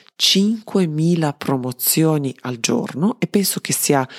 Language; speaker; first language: Italian; non-native, fluent; Serbian